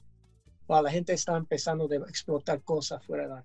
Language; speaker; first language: Spanish; early bilingual, heritage; English